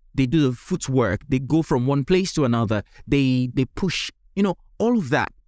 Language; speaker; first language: English; non-native, local second language; Yoruba